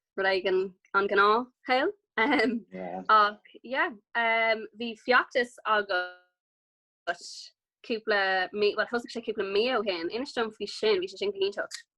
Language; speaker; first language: Irish; non-native, local second language; English